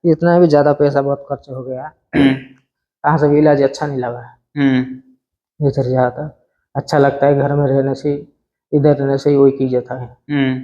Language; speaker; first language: Hindi; non-native, local second language; Odia